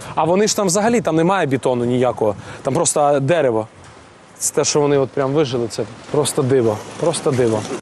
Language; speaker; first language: Ukrainian; non-native, local second language; Russian